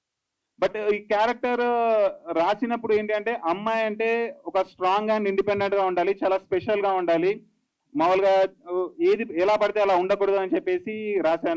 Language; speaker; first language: Telugu; native; Telugu